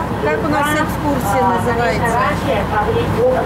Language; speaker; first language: Russian; native; Russian